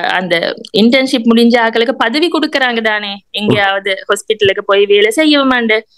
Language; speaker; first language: Tamil; non-native, local second language; Sinhala